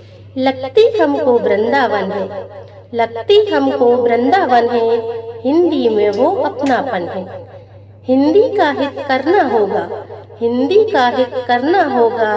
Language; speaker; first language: Hindi; native; Hindi